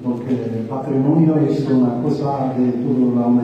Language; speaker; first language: Spanish; non-native, learner; Arabic